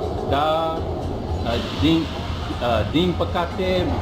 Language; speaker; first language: Romanian; non-native, learner; English